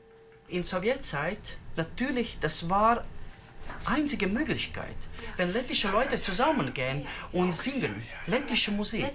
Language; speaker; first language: German; non-native, learner; Latvian